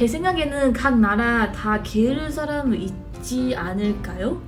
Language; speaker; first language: Korean; non-native, fluent; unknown